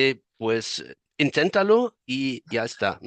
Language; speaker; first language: Spanish; non-native, fluent; German